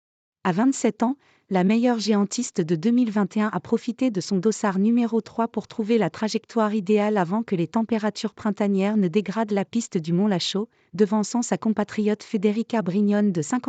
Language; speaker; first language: French; native; French